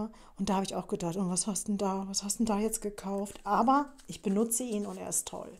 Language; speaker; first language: German; native; German